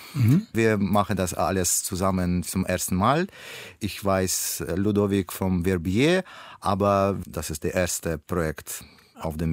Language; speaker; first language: German; non-native, learner; Russian